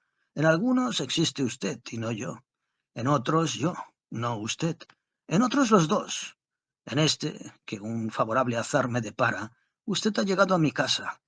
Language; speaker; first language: Spanish; native; Spanish